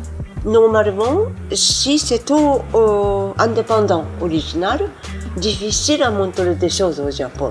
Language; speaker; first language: French; non-native, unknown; Japanese